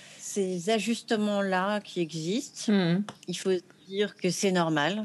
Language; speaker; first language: French; early bilingual, other home language; Arabic